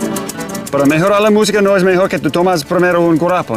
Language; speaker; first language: Spanish; non-native, learner; English